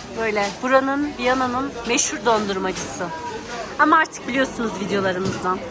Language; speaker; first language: Turkish; early bilingual, heritage; Turkish